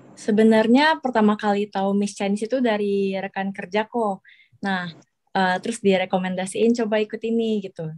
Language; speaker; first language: Indonesian; native; Indonesian